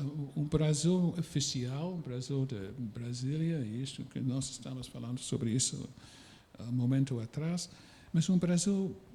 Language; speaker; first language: Portuguese; non-native, fluent; English